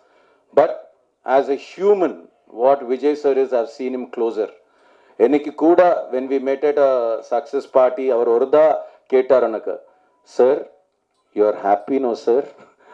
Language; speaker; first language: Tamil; non-native, learner; Telugu